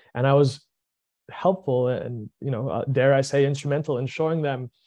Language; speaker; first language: English; early bilingual, other home language; French